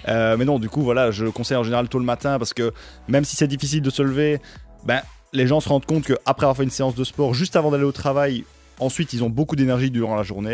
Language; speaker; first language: French; native; French